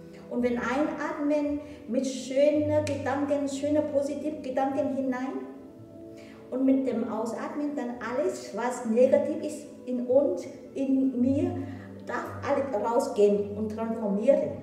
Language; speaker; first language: German; non-native, learner; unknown